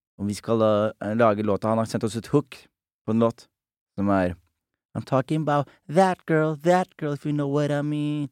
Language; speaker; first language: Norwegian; early bilingual, other home language; Somali